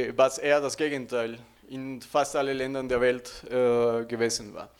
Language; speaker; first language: German; non-native, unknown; Spanish